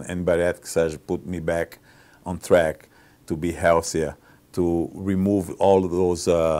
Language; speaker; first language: English; non-native, fluent; Portuguese